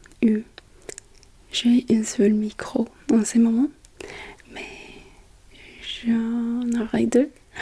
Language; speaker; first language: French; non-native, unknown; English